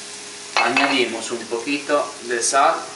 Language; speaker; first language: Spanish; non-native, fluent; Italian